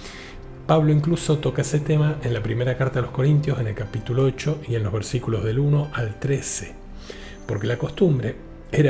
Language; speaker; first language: Spanish; native; Spanish